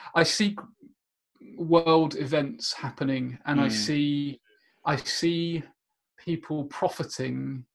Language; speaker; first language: English; native; English